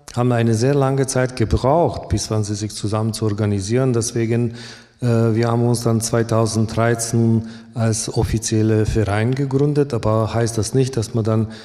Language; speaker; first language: German; early bilingual, other home language; Romany